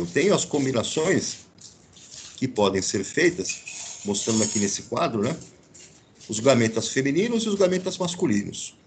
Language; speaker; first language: Portuguese; native; Portuguese